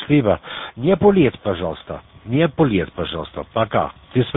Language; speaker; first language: Russian; non-native, learner; German